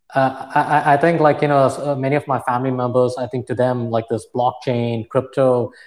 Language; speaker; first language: English; non-native, fluent; Arabic